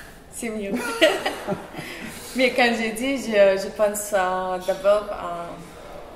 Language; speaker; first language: French; non-native, learner; Russian